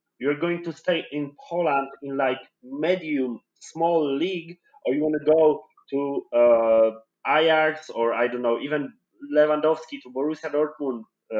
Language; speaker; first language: English; non-native, fluent; Polish